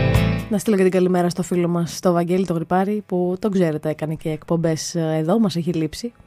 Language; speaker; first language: Greek; native; Greek